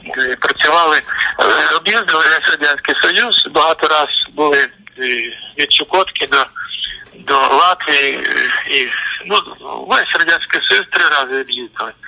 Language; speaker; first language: Ukrainian; native; Ukrainian